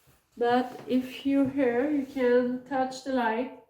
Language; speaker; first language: English; non-native, learner; French